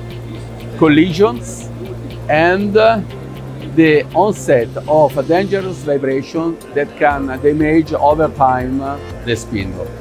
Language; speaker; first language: English; non-native, fluent; Italian